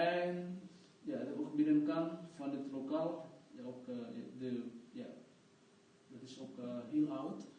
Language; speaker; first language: Dutch; non-native, fluent; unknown